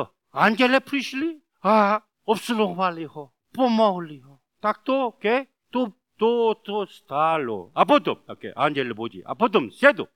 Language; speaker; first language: Czech; non-native, learner; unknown